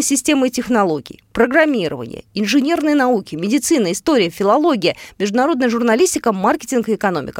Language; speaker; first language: Russian; native; Russian